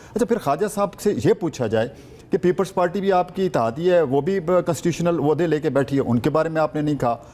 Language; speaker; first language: Urdu; non-native, local second language; Saraiki